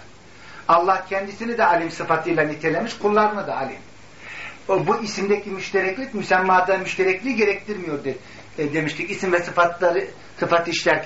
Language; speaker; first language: Turkish; native; Turkish